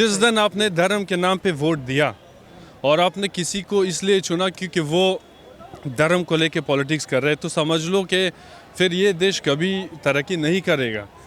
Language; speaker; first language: Hindi; non-native, fluent; Persian